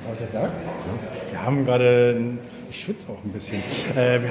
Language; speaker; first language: German; native; German